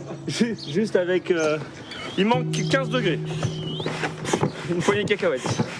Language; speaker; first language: French; native; French